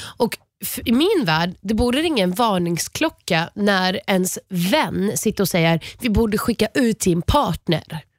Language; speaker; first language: Swedish; native; Swedish